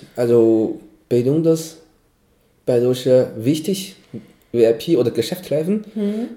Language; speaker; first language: German; non-native, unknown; Chinese